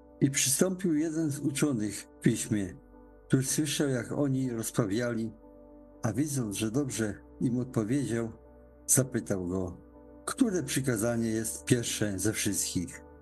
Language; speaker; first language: Polish; native; Polish